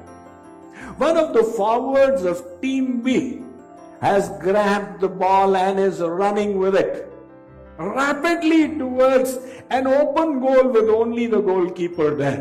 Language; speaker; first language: English; non-native, local second language; Hindi